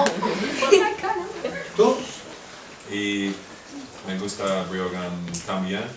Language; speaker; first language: Spanish; non-native, learner; English